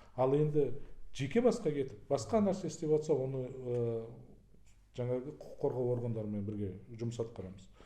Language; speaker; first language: Kazakh; native; Kazakh